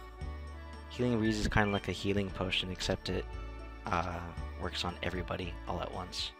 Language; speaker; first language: English; native; English